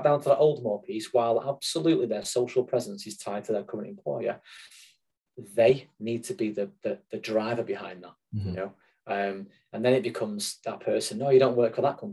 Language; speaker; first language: English; native; English